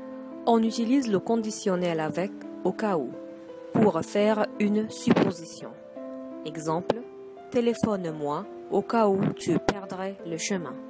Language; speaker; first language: French; non-native, fluent; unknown